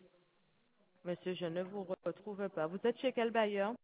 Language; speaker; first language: French; native; French